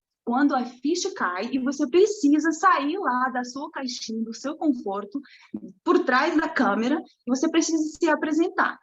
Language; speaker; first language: Portuguese; non-native, fluent; Russian